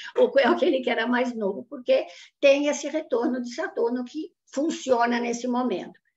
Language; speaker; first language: Portuguese; non-native, fluent; Italian